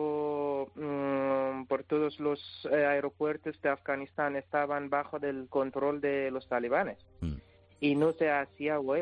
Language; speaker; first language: Spanish; non-native, learner; Persian